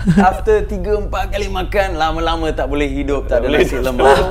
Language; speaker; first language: Malay; early bilingual, other home language; English